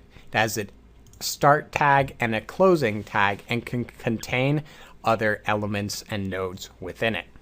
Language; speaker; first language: English; native; English